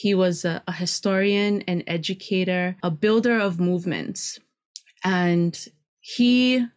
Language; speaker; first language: English; native; English